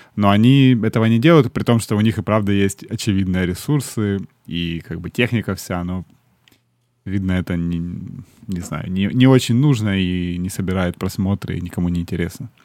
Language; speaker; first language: Russian; native; Russian